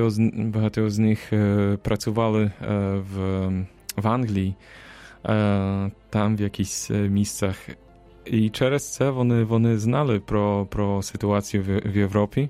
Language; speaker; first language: Ukrainian; non-native, fluent; Polish